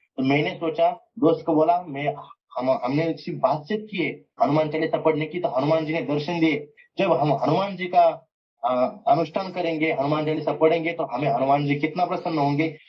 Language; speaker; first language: Hindi; non-native, local second language; Marathi